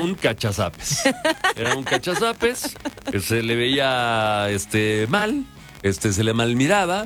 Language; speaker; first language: Spanish; native; Spanish